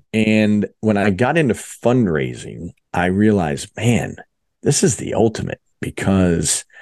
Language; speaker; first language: English; native; English